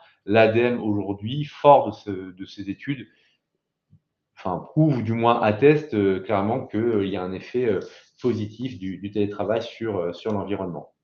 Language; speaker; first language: French; native; French